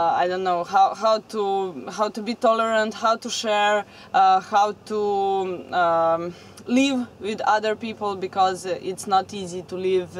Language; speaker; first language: English; non-native, fluent; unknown